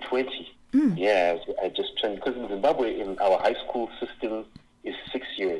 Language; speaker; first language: English; non-native, local second language; Shona